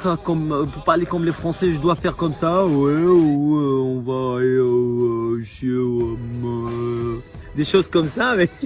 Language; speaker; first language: French; non-native, fluent; Arabic